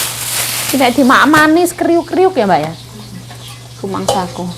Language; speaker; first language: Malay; non-native, local second language; Javanese